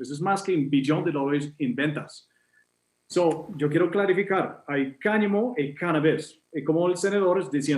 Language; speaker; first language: Spanish; non-native, fluent; English